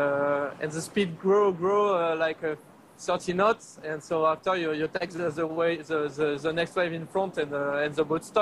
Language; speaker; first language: English; non-native, learner; French